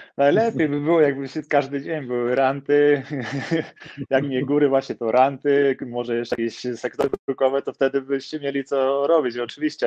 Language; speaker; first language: Polish; native; Polish